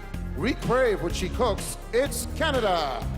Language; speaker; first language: English; native; English